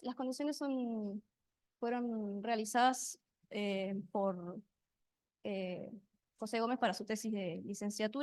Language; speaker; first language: Spanish; native; Spanish